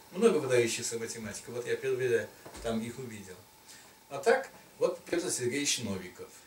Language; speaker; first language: Russian; non-native, local second language; Tatar